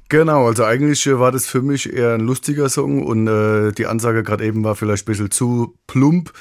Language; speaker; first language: German; native; German